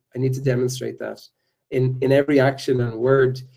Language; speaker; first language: English; native; English